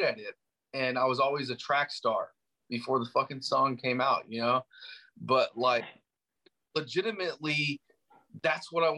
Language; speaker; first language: English; native; English